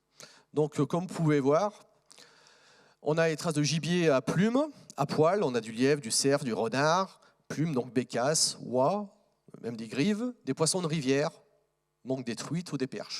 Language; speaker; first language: French; native; French